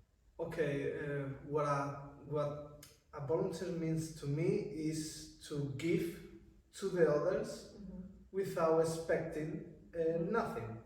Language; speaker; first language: English; non-native, learner; Spanish